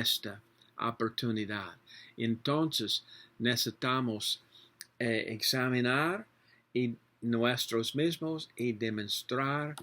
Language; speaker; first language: Spanish; non-native, learner; English